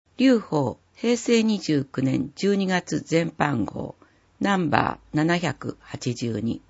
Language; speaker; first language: Japanese; native; Japanese